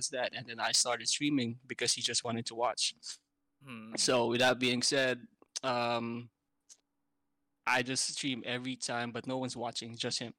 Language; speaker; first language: English; non-native, local second language; Filipino